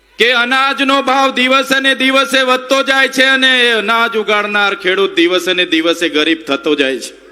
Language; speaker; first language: Gujarati; non-native, local second language; Vasavi